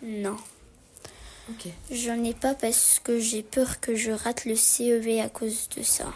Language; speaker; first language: French; early bilingual, other home language; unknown